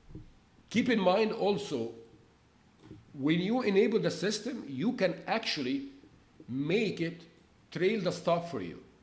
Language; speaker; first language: English; non-native, fluent; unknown